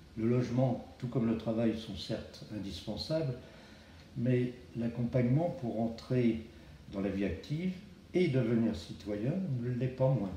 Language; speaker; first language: French; native; French